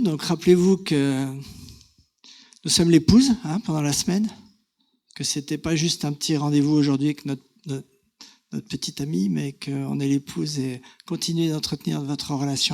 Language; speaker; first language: French; native; French